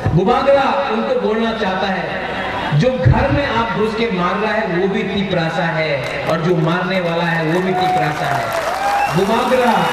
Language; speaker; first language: Hindi; non-native, local second language; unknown